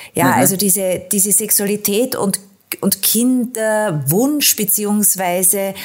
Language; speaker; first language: German; native; German